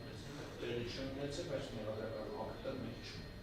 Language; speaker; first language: Armenian; native; Armenian